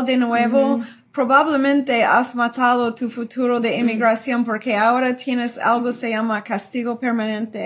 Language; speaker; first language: Spanish; non-native, fluent; English